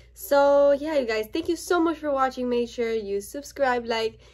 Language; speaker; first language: English; native; English